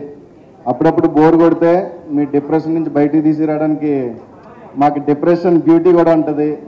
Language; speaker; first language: Telugu; native; Telugu